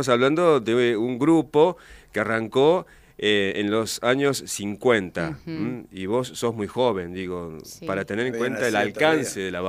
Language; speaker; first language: Spanish; native; Spanish